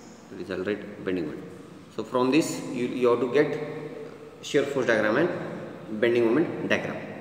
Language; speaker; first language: English; non-native, local second language; Kannada